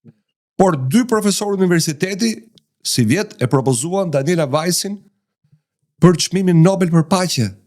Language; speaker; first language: Albanian; native; Albanian